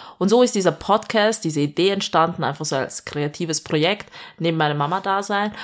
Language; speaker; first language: German; early bilingual, other home language; Malayalam